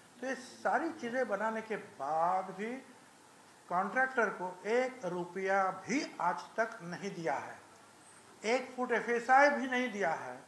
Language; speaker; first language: Hindi; non-native, local second language; Marathi